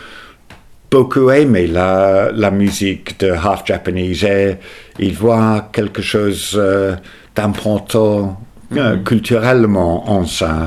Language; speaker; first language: French; non-native, fluent; English